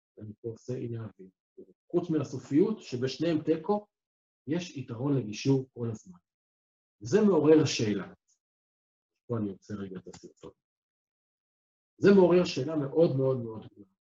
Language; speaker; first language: Hebrew; native; Hebrew